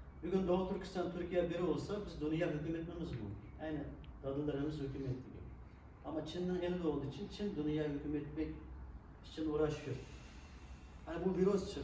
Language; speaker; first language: Turkish; non-native, learner; Uyghur